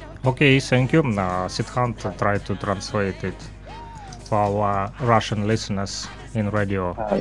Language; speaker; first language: English; non-native, learner; Russian